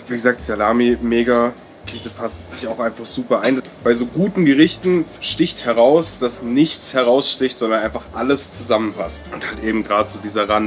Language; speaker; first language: German; native; German